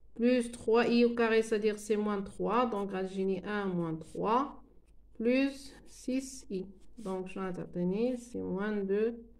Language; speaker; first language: French; non-native, local second language; Arabic